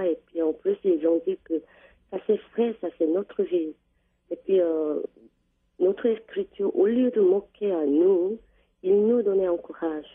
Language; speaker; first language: French; non-native, learner; Korean